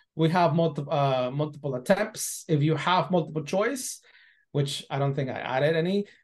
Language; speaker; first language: English; non-native, fluent; Spanish